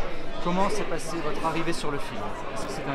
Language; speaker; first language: French; native; French